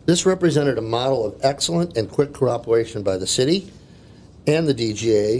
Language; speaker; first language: English; native; English